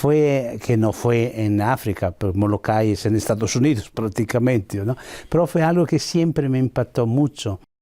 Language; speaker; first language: Spanish; non-native, fluent; Italian